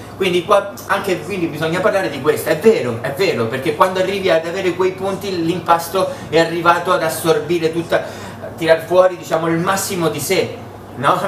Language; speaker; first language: Italian; early bilingual, heritage; Italian